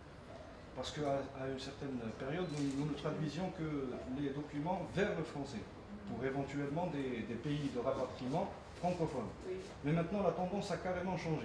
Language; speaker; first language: French; non-native, local second language; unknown